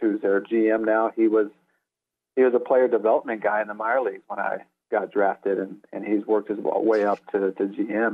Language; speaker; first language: English; native; English